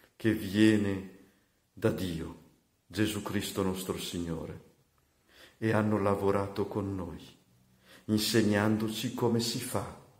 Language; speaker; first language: Italian; non-native, fluent; Malagasy